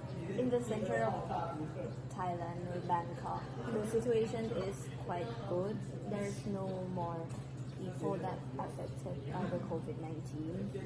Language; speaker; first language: English; non-native, learner; Thai